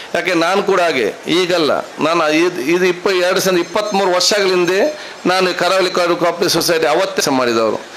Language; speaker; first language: Kannada; non-native, local second language; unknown